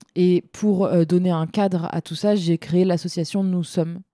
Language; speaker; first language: French; native; French